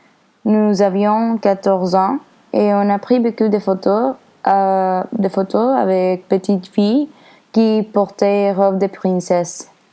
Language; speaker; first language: French; non-native, learner; Spanish